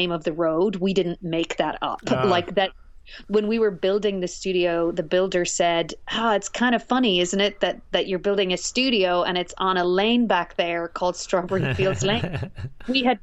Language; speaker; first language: English; native; English